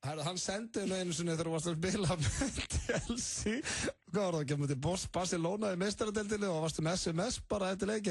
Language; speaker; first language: Icelandic; native; Icelandic